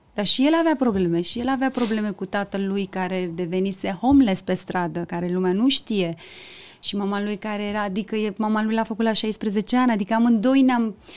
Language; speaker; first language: Romanian; early bilingual, heritage; Romanian